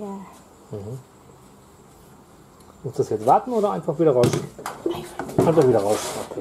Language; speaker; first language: German; native; German